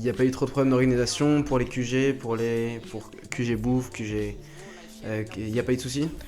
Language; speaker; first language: French; native; French